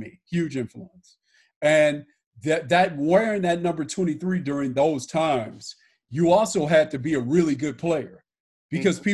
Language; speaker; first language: English; native; English